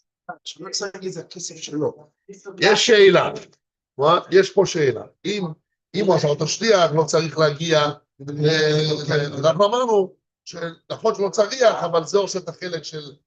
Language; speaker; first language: Hebrew; non-native, fluent; English